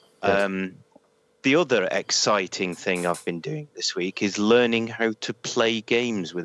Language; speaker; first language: English; native; English